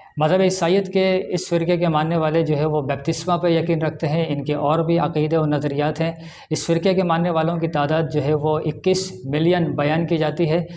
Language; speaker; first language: Urdu; native; Urdu